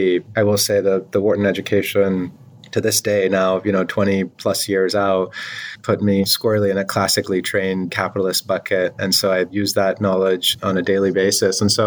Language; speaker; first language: English; non-native, local second language; Urdu